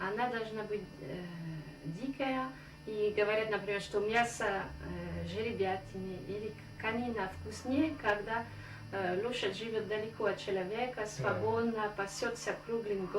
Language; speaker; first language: Russian; non-native, fluent; French